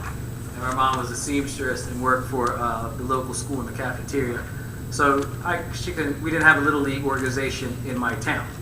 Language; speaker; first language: English; native; English